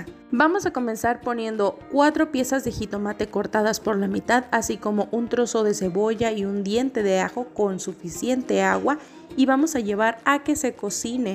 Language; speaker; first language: Spanish; native; Spanish